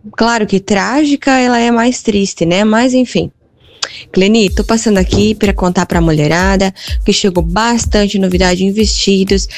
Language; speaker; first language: Portuguese; native; Portuguese